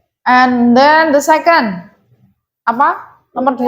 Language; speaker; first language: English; non-native, fluent; Indonesian